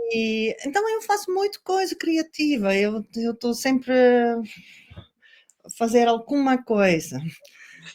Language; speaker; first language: Portuguese; non-native, learner; Dutch